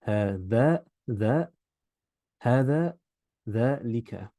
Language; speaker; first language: Arabic; non-native, fluent; English